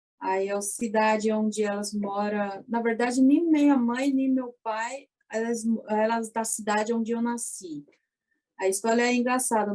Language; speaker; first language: Portuguese; early bilingual, other home language; Chinese